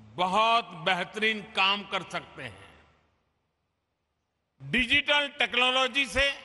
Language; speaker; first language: Hindi; non-native, local second language; Gujarati